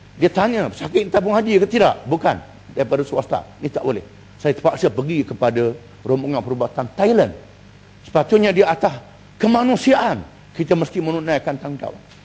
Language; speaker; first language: Malay; native; Malay